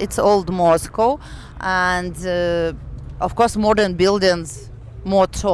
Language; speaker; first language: English; non-native, fluent; Russian